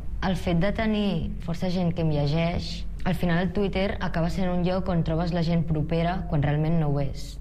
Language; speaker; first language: Catalan; early bilingual, other home language; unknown